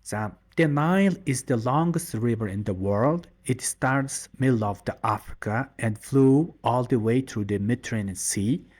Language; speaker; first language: English; non-native, learner; Mongolian